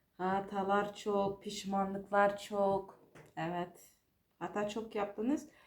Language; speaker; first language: Turkish; non-native, fluent; Georgian